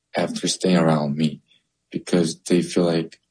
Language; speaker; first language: English; non-native, learner; Korean